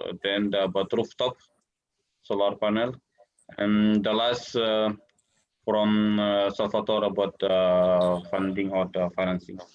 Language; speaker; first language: English; non-native, learner; Indonesian